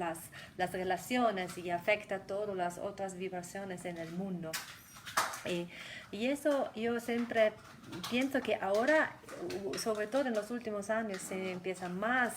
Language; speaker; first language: Spanish; non-native, fluent; German